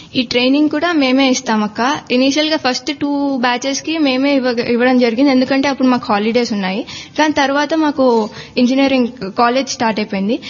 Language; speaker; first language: Telugu; native; Telugu